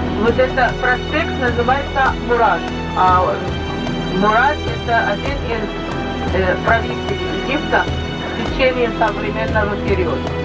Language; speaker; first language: Russian; non-native, fluent; Arabic